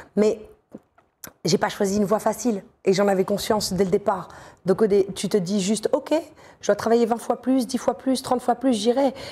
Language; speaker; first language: French; native; French